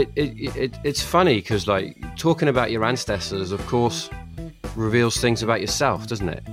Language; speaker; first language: English; native; English